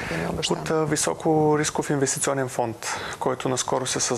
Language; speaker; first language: Bulgarian; native; Bulgarian